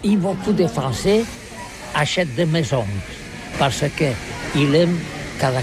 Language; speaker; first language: French; non-native, learner; Catalan